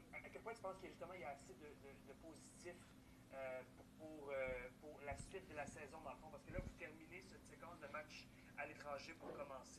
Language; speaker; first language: French; native; French